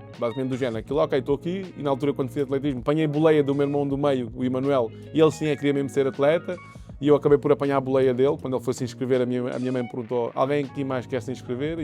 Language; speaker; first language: Portuguese; early bilingual, other home language; Kabuverdianu